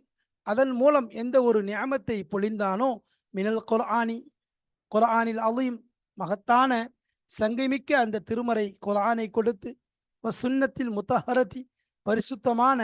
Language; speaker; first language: Tamil; native; Tamil